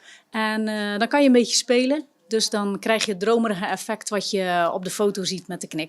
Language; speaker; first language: Dutch; native; Dutch